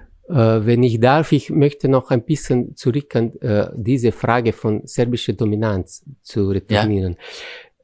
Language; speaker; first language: German; non-native, fluent; Slovenian